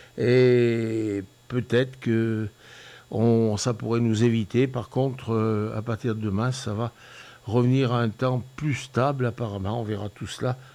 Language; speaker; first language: French; native; French